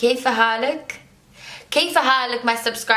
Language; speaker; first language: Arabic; non-native, learner; English